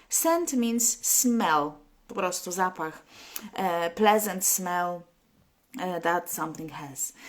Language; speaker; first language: English; non-native, fluent; Polish